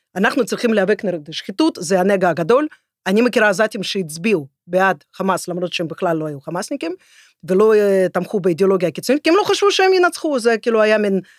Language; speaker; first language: Hebrew; non-native, fluent; Russian